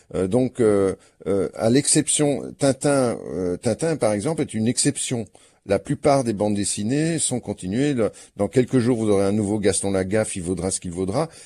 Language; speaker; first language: French; native; French